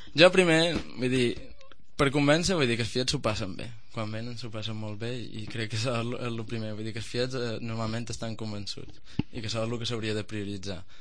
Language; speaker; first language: Catalan; native; Catalan